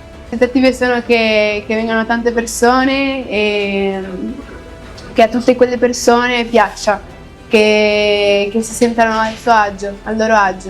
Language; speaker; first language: Italian; early bilingual, other home language; Spanish